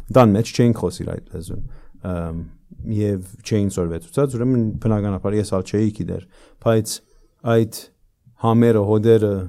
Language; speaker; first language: Armenian; early bilingual, heritage; Armenian